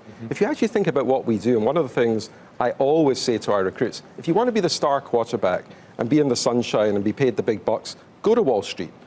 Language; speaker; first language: English; native; English